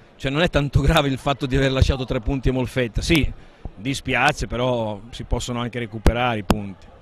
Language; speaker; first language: Italian; native; Italian